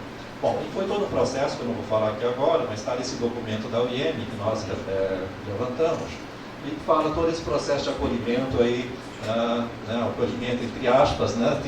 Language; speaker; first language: Portuguese; native; Portuguese